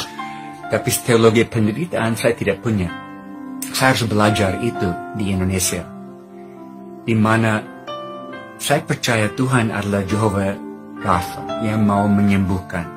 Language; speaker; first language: Indonesian; non-native, fluent; English